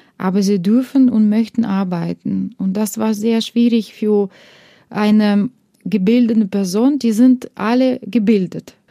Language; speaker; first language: German; non-native, fluent; Russian